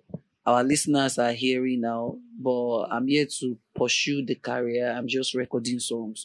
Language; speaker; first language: English; non-native, local second language; Yoruba